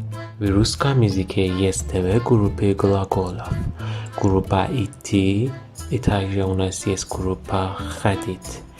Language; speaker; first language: Russian; non-native, fluent; Persian